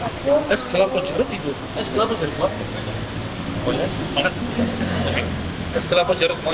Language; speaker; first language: Indonesian; non-native, learner; Turkish